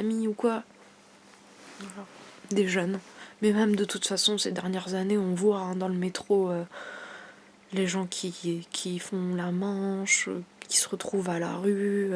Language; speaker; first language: French; native; French